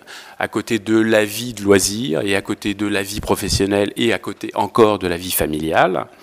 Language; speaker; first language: French; native; French